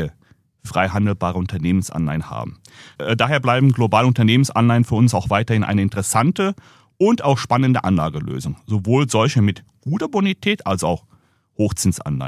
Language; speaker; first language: German; native; German